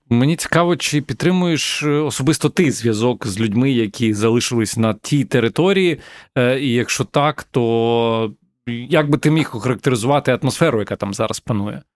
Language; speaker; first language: Ukrainian; native; Ukrainian